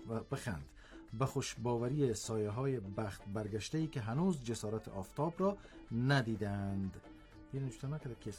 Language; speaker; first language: Persian; native; Persian